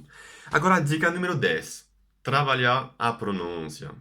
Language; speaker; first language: Portuguese; non-native, fluent; French